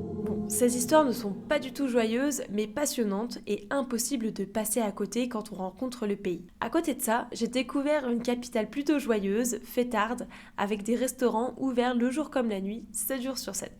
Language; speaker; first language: French; native; French